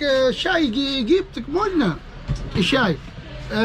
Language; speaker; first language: Russian; non-native, learner; Arabic